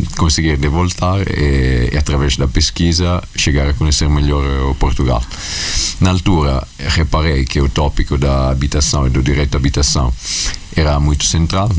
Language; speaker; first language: Portuguese; non-native, fluent; Italian